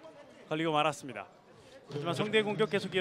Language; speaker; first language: Korean; native; Korean